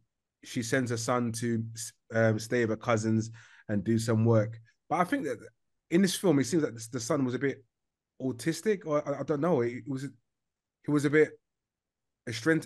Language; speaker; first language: English; native; English